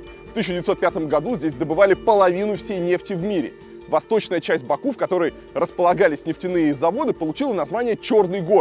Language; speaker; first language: Russian; native; Russian